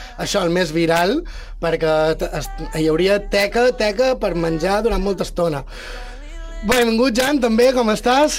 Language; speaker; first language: Catalan; native; Catalan